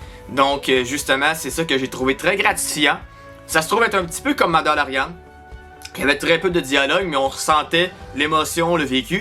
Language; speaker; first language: French; native; French